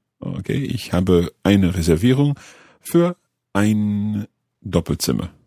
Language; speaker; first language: German; non-native, learner; English